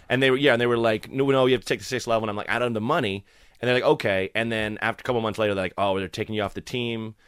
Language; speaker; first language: English; native; English